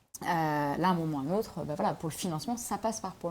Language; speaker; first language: French; native; French